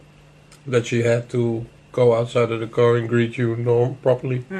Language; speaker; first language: English; non-native, fluent; Dutch